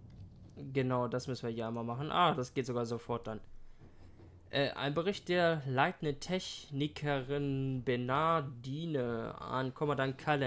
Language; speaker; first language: German; native; German